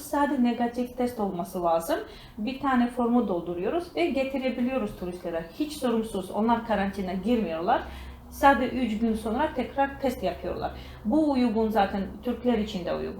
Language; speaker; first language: Turkish; non-native, learner; Georgian